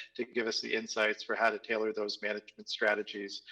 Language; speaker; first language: English; native; English